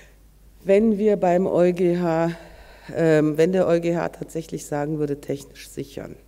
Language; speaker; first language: German; native; German